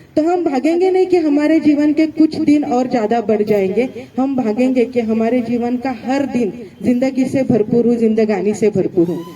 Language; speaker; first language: Hindi; non-native, local second language; Marathi